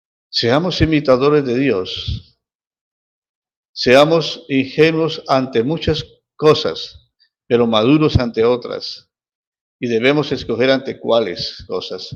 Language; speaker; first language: Spanish; native; Spanish